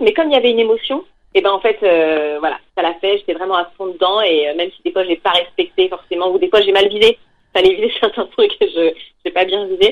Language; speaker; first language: French; native; French